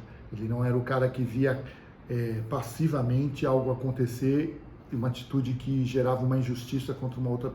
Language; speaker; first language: Portuguese; native; Portuguese